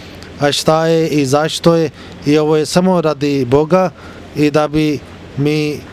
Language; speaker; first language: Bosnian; non-native, learner; Urdu